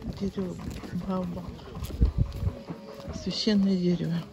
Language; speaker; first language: Russian; native; Russian